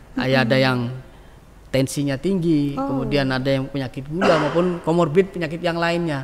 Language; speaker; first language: Indonesian; native; Indonesian